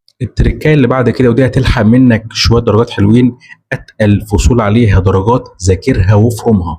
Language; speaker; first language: Arabic; native; Arabic